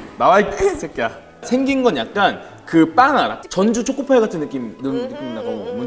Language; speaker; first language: Korean; native; Korean